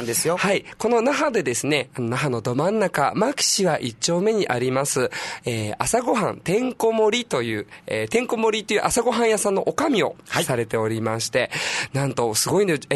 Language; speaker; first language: Japanese; native; Japanese